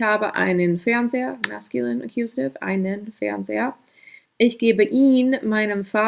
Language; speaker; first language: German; non-native, fluent; English